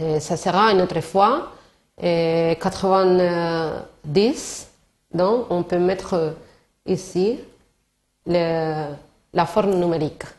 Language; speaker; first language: French; non-native, learner; Spanish